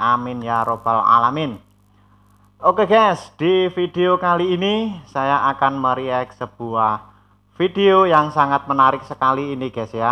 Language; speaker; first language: Indonesian; native; Indonesian